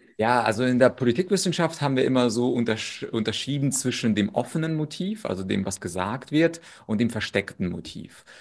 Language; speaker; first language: German; early bilingual, other home language; Russian